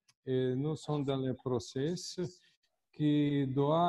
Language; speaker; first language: French; non-native, fluent; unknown